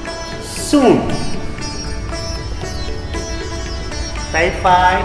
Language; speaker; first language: Vietnamese; non-native, learner; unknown